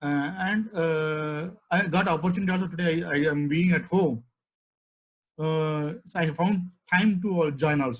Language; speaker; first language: English; non-native, learner; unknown